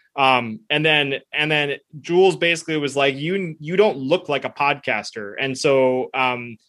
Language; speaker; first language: English; early bilingual, other home language; Spanish